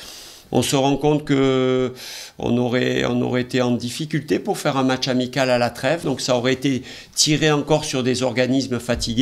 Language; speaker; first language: French; native; French